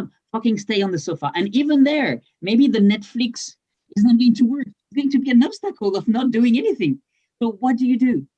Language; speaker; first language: English; non-native, fluent; French